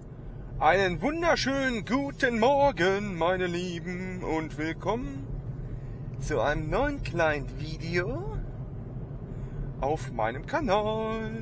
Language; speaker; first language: German; native; German